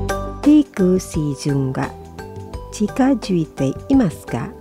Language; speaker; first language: Japanese; non-native, fluent; Indonesian